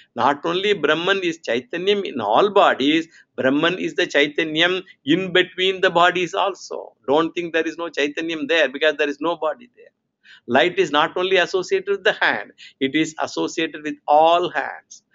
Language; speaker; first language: English; non-native, local second language; Tamil